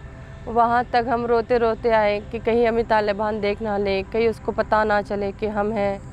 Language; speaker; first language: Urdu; non-native, fluent; Persian